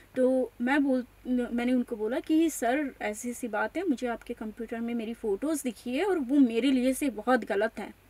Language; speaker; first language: Hindi; non-native, local second language; Marathi